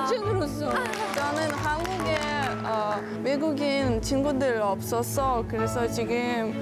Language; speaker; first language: Korean; non-native, learner; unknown